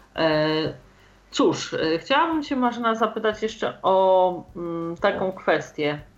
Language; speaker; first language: Polish; native; Polish